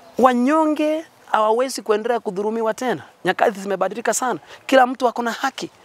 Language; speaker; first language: Swahili; non-native, local second language; Gusii